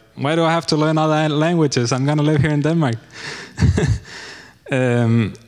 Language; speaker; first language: English; non-native, fluent; Danish